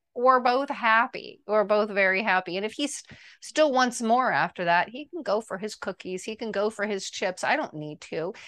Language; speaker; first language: English; early bilingual, other home language; Italian